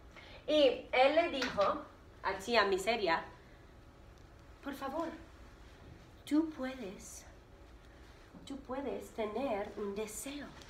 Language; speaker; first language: Spanish; non-native, fluent; English